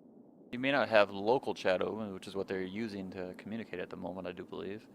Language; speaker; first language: English; native; English